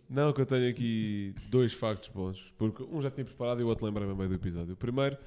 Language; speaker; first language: Portuguese; native; Portuguese